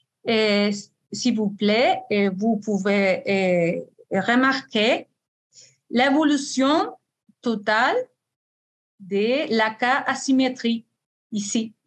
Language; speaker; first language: French; non-native, fluent; Spanish